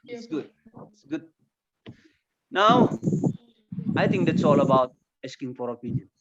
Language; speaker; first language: English; non-native, fluent; Indonesian